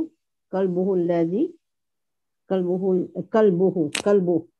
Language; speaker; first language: Arabic; non-native, learner; Indonesian